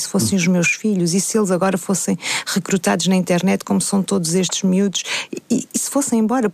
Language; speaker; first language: Portuguese; native; Portuguese